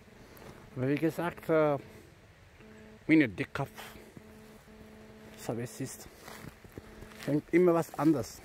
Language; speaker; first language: German; non-native, fluent; Albanian